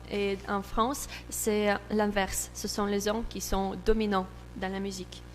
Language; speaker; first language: French; non-native, learner; Russian